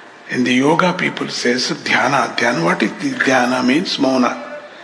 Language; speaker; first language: English; non-native, local second language; Telugu